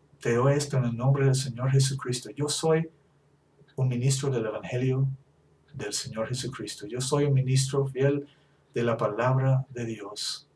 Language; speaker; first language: Spanish; non-native, fluent; English